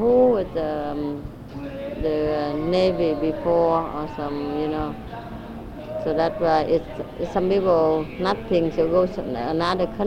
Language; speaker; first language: English; non-native, learner; Vietnamese